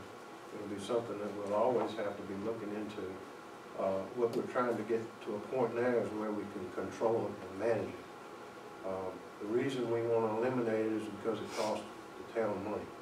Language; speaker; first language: English; native; English